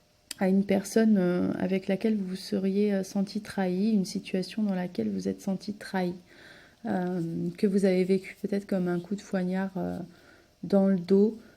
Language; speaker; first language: French; native; French